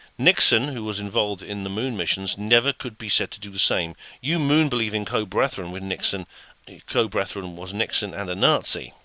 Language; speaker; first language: English; native; English